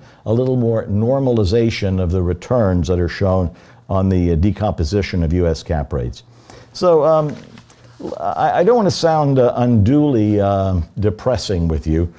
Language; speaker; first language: English; native; English